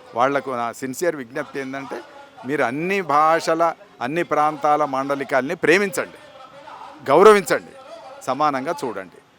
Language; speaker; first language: Telugu; native; Telugu